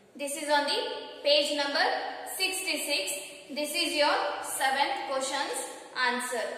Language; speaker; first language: English; non-native, local second language; Kannada